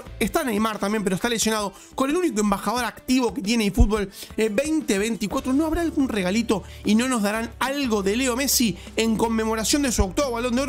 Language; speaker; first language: Spanish; native; Spanish